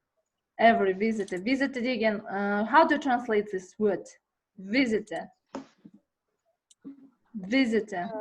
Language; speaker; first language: English; non-native, learner; Kazakh